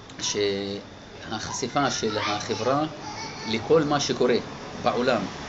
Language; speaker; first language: Hebrew; non-native, local second language; Arabic